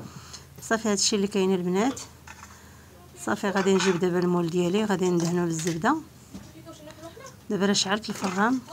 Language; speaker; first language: Arabic; native; Arabic